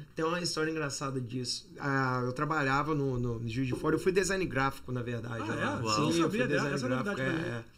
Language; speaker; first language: Portuguese; native; Portuguese